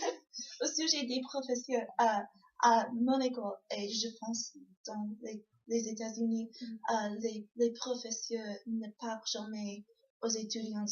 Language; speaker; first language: French; non-native, learner; English